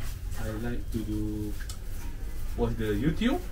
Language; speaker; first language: English; non-native, local second language; Malay